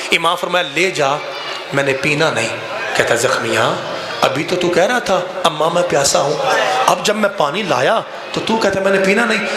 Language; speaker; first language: Urdu; non-native, local second language; Punjabi